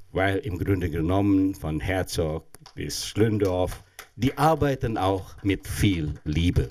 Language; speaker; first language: German; non-native, fluent; Indonesian